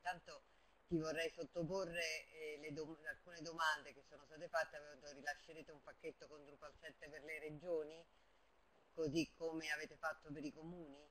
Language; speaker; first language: Italian; native; Italian